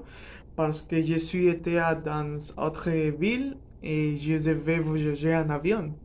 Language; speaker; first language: French; non-native, learner; Spanish